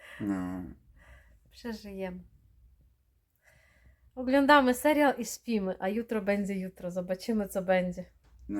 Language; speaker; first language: Polish; non-native, fluent; Ukrainian